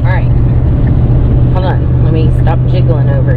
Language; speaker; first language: English; native; English